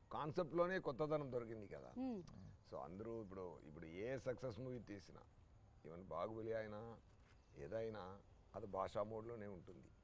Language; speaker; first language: Telugu; non-native, fluent; Tamil